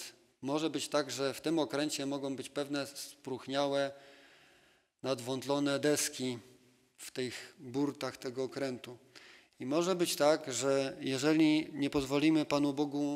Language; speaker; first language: Polish; native; Polish